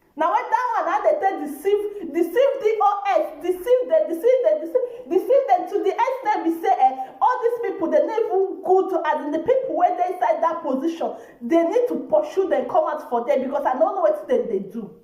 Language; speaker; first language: Nigerian Pidgin; non-native, local second language; Igbo